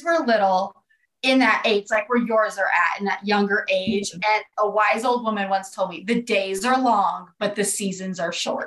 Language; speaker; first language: English; native; English